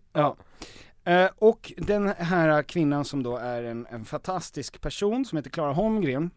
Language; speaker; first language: Swedish; native; Swedish